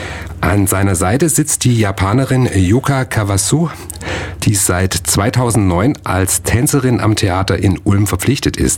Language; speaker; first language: German; native; German